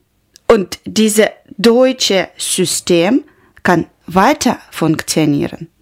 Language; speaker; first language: German; non-native, learner; Ukrainian